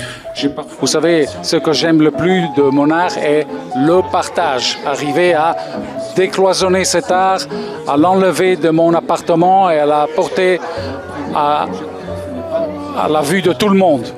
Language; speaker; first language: French; non-native, fluent; Italian